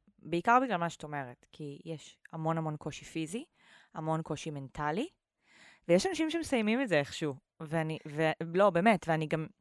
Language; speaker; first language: Hebrew; native; Hebrew